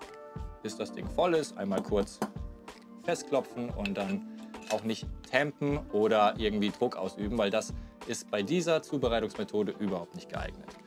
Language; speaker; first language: German; native; German